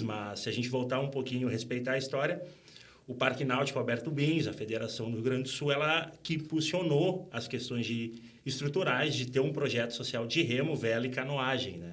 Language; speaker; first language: Portuguese; native; Portuguese